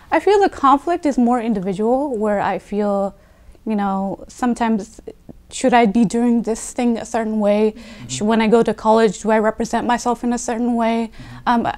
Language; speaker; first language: English; native; English